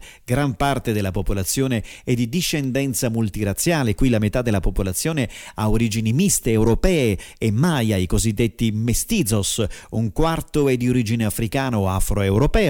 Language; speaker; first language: Italian; native; Italian